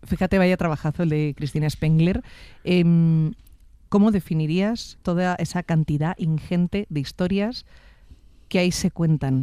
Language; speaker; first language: Spanish; native; Spanish